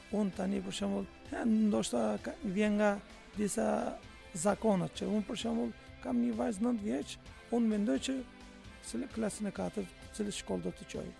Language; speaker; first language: Albanian; non-native, fluent; Turkish